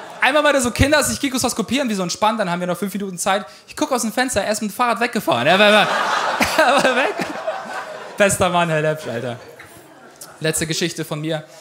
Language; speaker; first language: German; early bilingual, other home language; Ukrainian